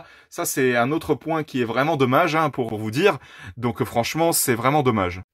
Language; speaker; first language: French; native; French